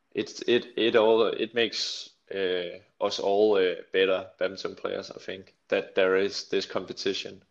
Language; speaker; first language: English; non-native, fluent; Danish